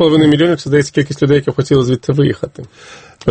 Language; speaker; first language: Ukrainian; native; Ukrainian